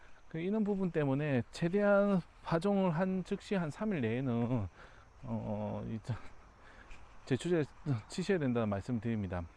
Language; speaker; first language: Korean; native; Korean